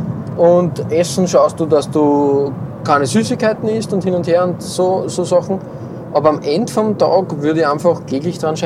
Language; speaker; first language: German; native; German